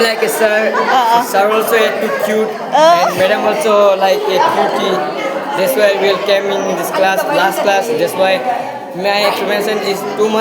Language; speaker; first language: English; non-native, local second language; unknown